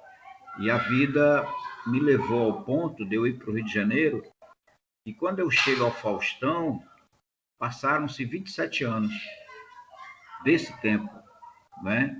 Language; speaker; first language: Portuguese; native; Portuguese